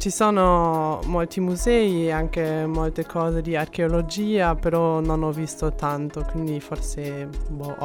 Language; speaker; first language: Italian; non-native, fluent; German